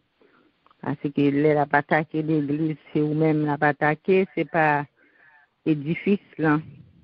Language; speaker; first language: French; non-native, local second language; Haitian Creole